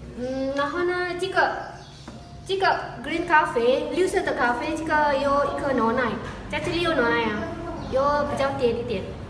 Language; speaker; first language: Chinese; non-native, learner; Indonesian